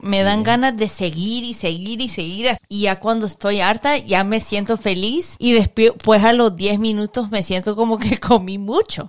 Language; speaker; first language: Spanish; early bilingual, heritage; Spanish